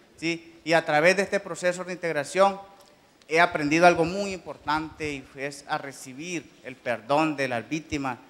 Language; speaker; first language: Spanish; native; Spanish